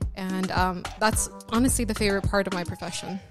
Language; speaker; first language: English; early bilingual, other home language; Spanish